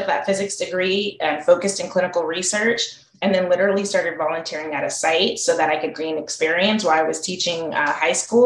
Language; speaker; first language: English; native; English